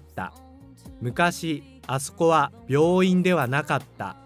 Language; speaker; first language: Japanese; non-native, learner; English